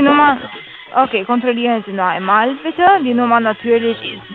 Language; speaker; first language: German; non-native, learner; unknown